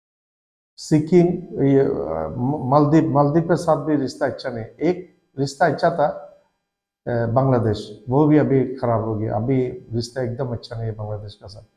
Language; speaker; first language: Hindi; non-native, learner; Bangla